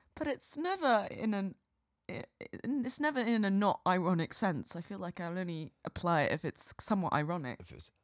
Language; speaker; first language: English; native; English